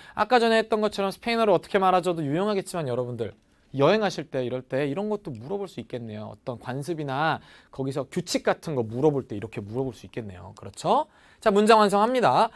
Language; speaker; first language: Korean; native; Korean